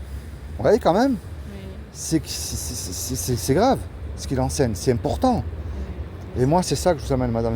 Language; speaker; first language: French; native; French